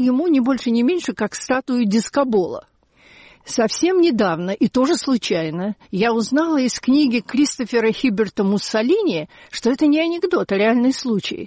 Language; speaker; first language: Russian; native; Russian